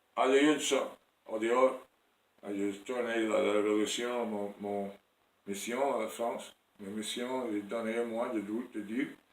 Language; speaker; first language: French; non-native, learner; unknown